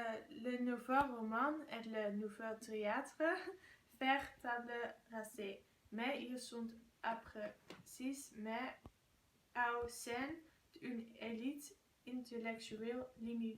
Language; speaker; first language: French; non-native, learner; Dutch